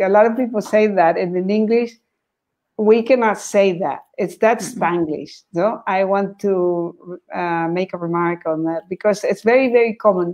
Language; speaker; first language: English; non-native, fluent; Spanish